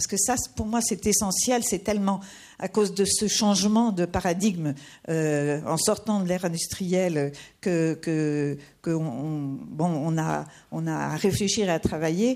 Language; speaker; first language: French; native; French